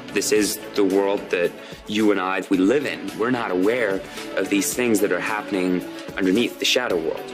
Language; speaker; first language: English; native; English